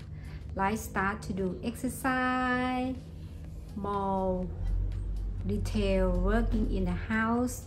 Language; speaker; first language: English; non-native, learner; Thai